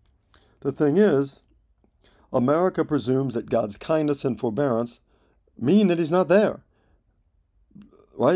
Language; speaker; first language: English; native; English